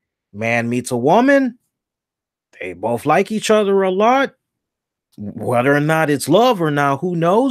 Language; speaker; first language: English; native; English